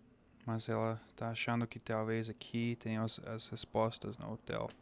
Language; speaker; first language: Portuguese; non-native, fluent; English